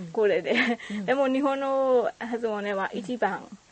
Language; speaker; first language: Japanese; non-native, learner; Burmese